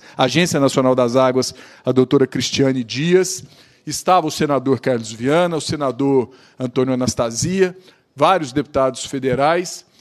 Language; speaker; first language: Portuguese; native; Portuguese